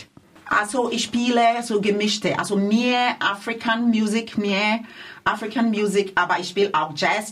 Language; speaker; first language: German; non-native, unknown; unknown